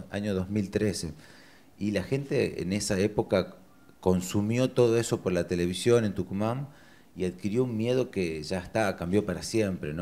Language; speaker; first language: Spanish; native; Spanish